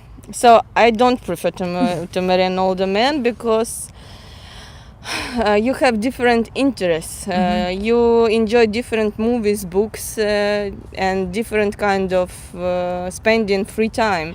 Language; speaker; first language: English; non-native, fluent; Russian